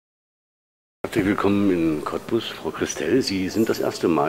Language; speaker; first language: German; native; German